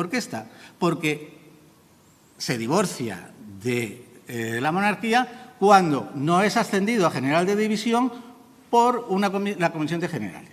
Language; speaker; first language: Spanish; native; Spanish